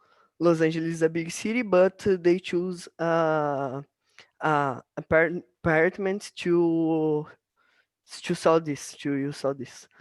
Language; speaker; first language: English; non-native, learner; Portuguese